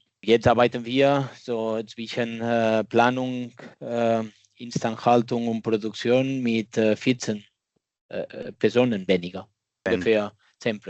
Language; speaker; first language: German; non-native, fluent; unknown